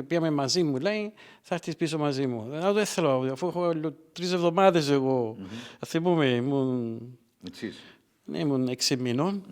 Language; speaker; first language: Greek; early bilingual, heritage; Greek